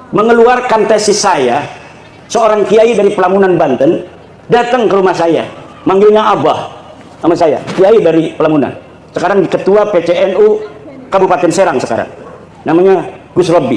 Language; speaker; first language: Indonesian; non-native, local second language; Javanese